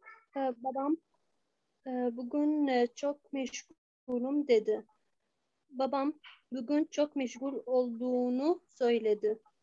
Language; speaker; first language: Turkish; non-native, fluent; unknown